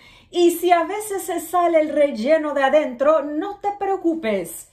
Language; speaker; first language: Spanish; early bilingual, other home language; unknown